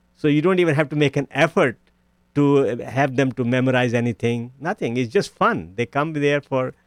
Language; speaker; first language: English; non-native, local second language; Punjabi